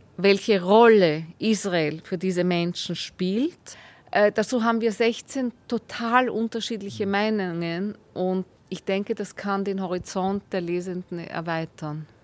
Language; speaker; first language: German; native; German